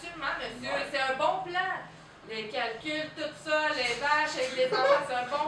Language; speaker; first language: French; native; French